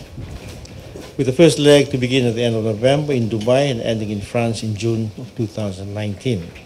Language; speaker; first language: English; non-native, local second language; Fijian